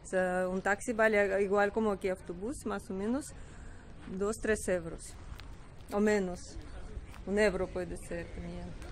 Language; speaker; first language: Spanish; non-native, learner; Russian